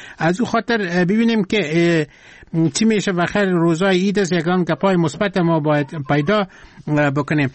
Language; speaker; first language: Persian; non-native, local second language; Turkmen